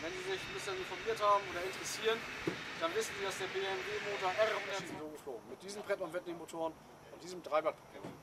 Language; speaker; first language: German; native; German